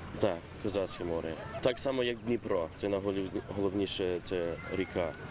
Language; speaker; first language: Ukrainian; early bilingual, heritage; Ukrainian